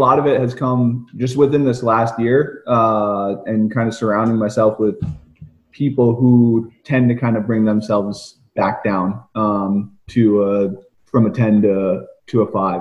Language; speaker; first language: English; native; English